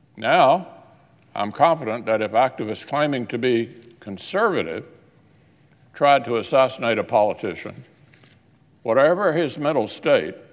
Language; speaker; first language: English; native; English